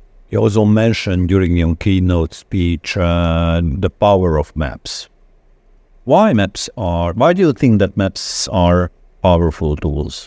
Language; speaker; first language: English; non-native, fluent; Hungarian